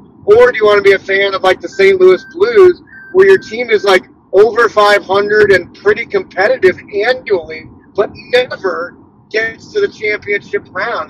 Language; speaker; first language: English; native; English